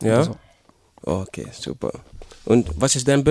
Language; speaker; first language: German; non-native, learner; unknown